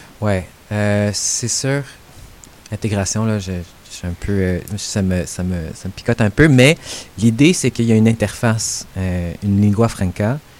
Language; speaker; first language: French; native; French